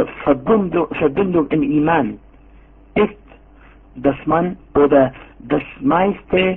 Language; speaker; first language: German; non-native, fluent; Arabic